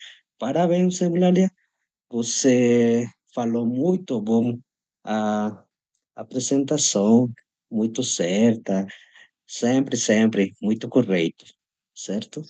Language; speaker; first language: Portuguese; non-native, learner; Spanish